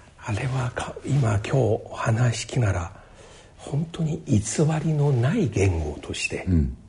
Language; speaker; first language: Japanese; non-native, fluent; Chinese